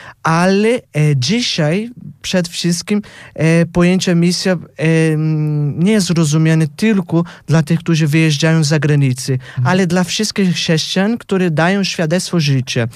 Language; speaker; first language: Polish; non-native, fluent; Portuguese